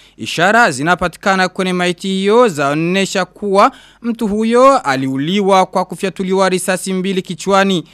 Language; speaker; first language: Swahili; non-native, local second language; Rundi